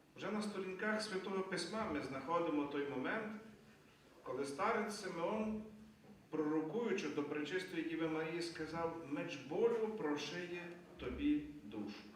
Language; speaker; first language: Ukrainian; native; Ukrainian